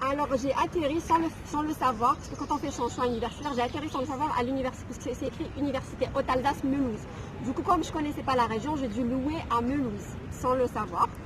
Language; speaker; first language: French; non-native, local second language; Arabic